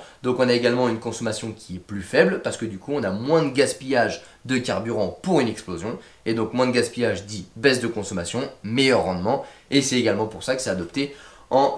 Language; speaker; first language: French; native; French